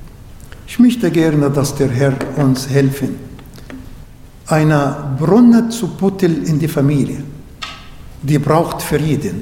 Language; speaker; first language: German; non-native, learner; Arabic